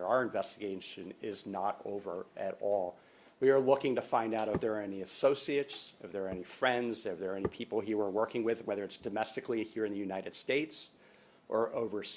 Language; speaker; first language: English; native; English